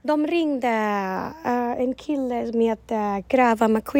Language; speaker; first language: Swedish; non-native, learner; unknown